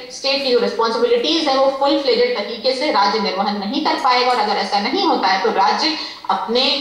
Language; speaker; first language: Hindi; native; Hindi